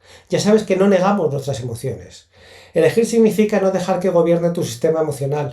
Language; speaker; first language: Spanish; native; Spanish